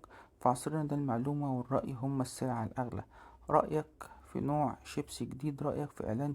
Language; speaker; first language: Arabic; native; Arabic